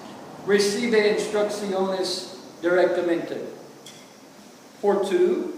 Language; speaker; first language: Spanish; non-native, learner; English